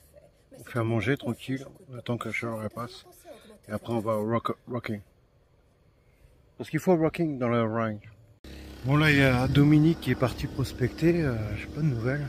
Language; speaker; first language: French; native; French